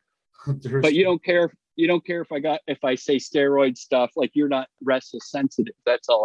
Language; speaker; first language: English; native; English